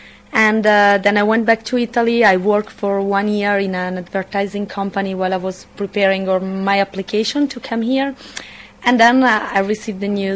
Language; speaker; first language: English; non-native, fluent; Italian